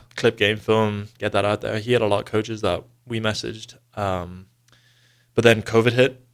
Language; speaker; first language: English; native; English